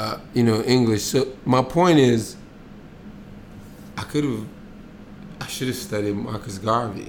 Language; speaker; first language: English; native; English